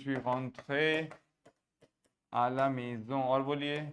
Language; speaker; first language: French; non-native, fluent; Hindi